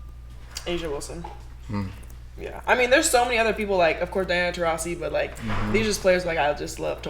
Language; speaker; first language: English; native; English